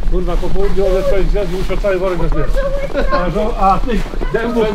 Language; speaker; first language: Polish; native; Polish